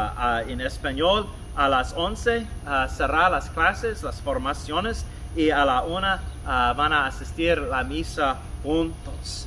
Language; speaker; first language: Spanish; non-native, fluent; English